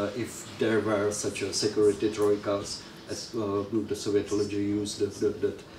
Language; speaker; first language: English; non-native, fluent; Czech